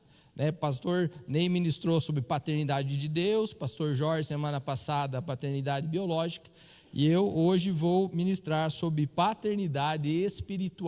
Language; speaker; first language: Portuguese; native; Portuguese